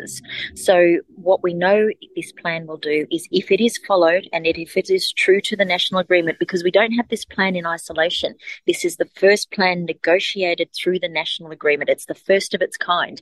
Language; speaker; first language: English; native; English